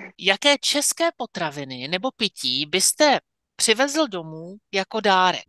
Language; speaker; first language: Czech; native; Czech